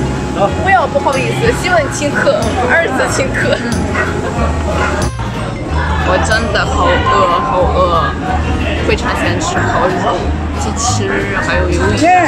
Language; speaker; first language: Chinese; non-native, learner; Ukrainian